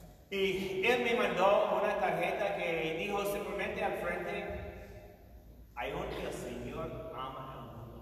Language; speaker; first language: Spanish; non-native, fluent; English